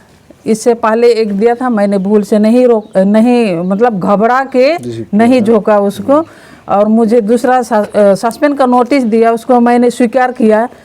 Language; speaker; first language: Hindi; non-native, local second language; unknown